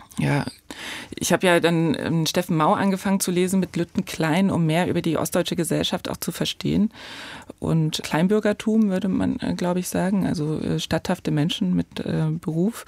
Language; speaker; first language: German; native; German